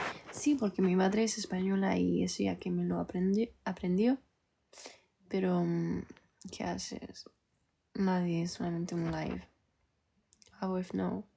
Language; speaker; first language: Spanish; early bilingual, heritage; French